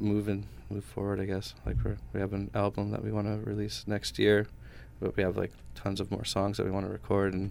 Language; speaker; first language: English; native; English